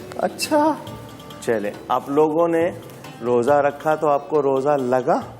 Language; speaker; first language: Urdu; native; Urdu